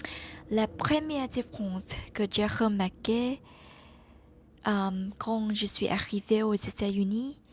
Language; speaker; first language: French; non-native, learner; Vietnamese